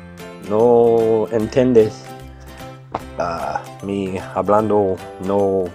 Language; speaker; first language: Spanish; non-native, learner; English